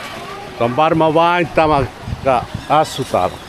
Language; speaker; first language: Finnish; non-native, learner; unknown